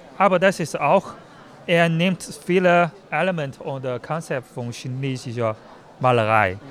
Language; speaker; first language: German; non-native, learner; Chinese